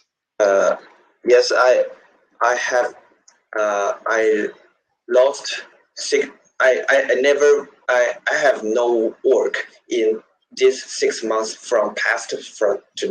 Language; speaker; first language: English; non-native, learner; Chinese